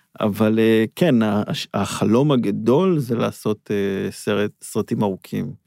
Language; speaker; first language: Hebrew; native; Hebrew